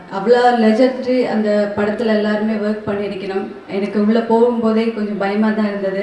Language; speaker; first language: Tamil; non-native, fluent; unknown